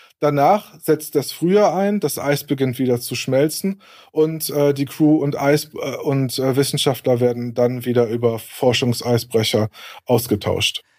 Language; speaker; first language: German; native; German